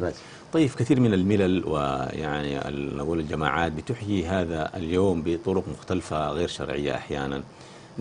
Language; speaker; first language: Arabic; native; Arabic